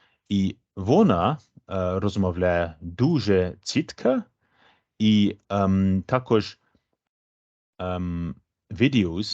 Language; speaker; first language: Ukrainian; non-native, fluent; English